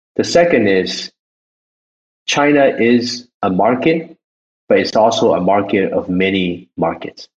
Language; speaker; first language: English; early bilingual, other home language; Chinese